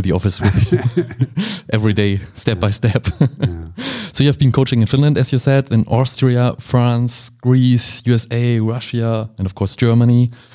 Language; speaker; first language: English; non-native, fluent; German